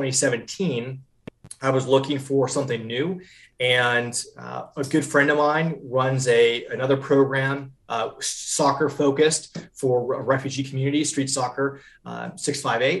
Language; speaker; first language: English; native; English